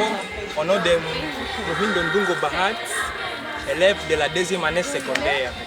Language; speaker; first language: French; non-native, learner; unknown